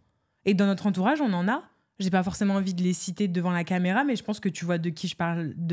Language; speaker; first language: French; native; French